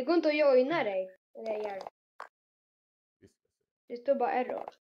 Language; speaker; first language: Swedish; early bilingual, other home language; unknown